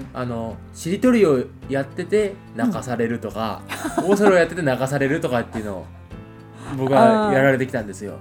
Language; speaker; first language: Japanese; native; Japanese